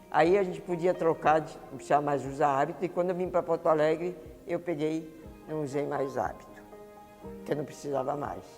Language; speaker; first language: Portuguese; early bilingual, other home language; Italian